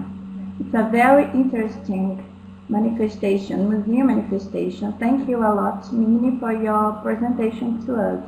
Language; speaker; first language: English; non-native, fluent; Portuguese